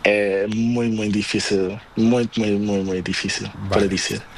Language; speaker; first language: Spanish; non-native, learner; Portuguese